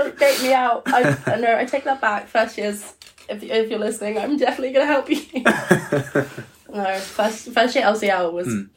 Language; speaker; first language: English; native; English